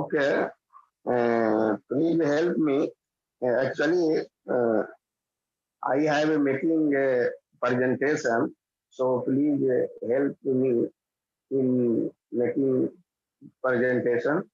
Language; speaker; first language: English; non-native, learner; Hindi